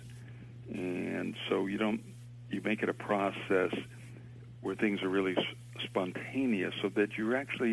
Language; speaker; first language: English; native; English